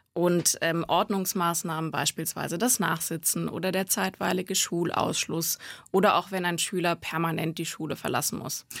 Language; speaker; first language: German; native; German